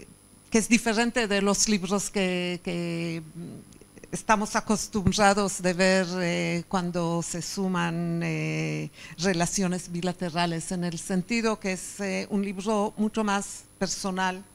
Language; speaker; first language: Spanish; non-native, fluent; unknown